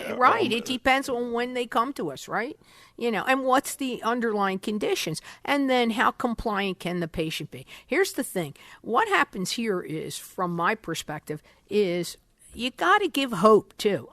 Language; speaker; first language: English; native; English